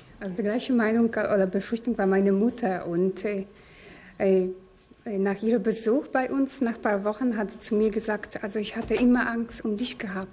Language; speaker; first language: German; non-native, fluent; Polish